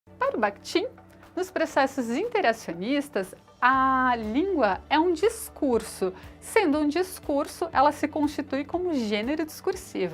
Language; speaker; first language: Portuguese; native; Portuguese